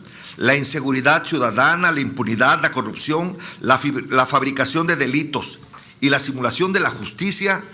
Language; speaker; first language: Spanish; native; Spanish